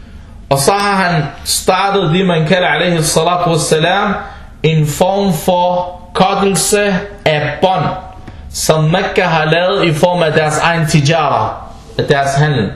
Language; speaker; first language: Danish; non-native, fluent; Arabic